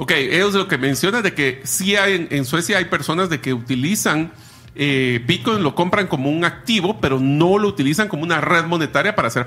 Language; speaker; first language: Spanish; native; Spanish